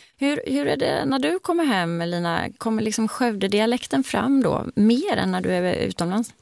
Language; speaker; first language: Swedish; native; Swedish